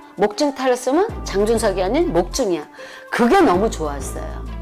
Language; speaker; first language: Korean; native; Korean